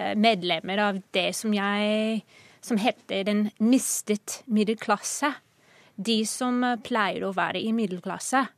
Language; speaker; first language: Norwegian; non-native, fluent; English